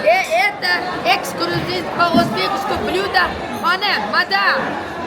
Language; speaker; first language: Russian; non-native, local second language; Uzbek